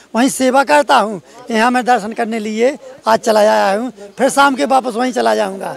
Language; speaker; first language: Hindi; native; Hindi